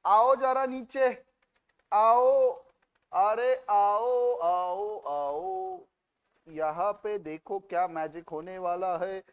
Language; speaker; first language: Hindi; non-native, local second language; Marathi